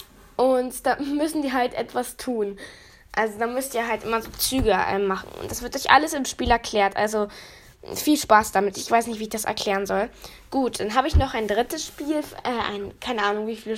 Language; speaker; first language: German; native; German